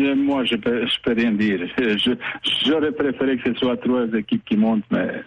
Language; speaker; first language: French; non-native, fluent; Bosnian